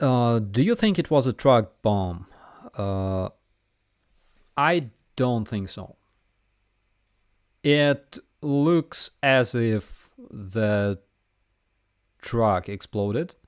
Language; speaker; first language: English; non-native, fluent; Ukrainian